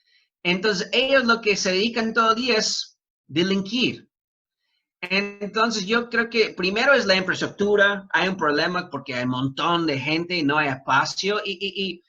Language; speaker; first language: Spanish; non-native, fluent; English